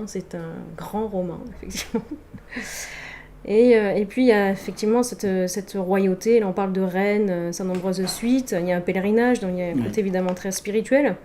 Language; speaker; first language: French; native; French